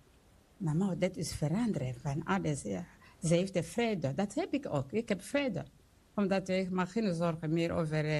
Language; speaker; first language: Dutch; non-native, learner; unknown